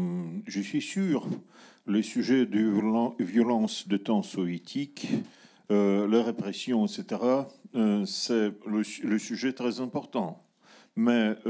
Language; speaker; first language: French; non-native, learner; Russian